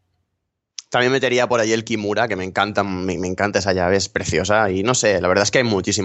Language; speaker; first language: Spanish; native; Spanish